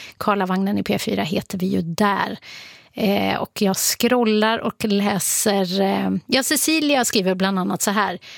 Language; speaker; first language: Swedish; native; Swedish